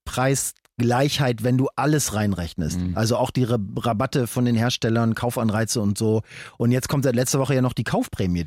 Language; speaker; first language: German; native; German